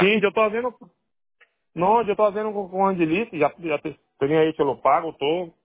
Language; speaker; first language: Spanish; non-native, learner; Portuguese